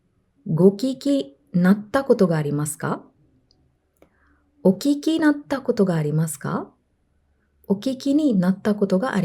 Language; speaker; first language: Japanese; non-native, fluent; Sinhala